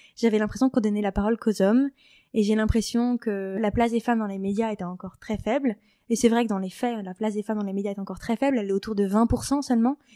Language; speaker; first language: French; native; French